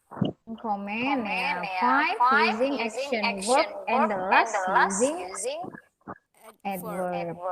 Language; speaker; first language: English; non-native, fluent; Indonesian